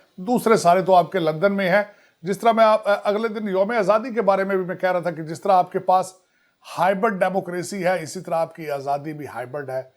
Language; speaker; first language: Urdu; non-native, local second language; Punjabi